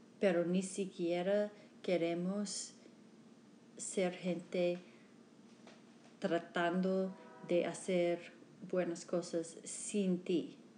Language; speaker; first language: Spanish; non-native, learner; English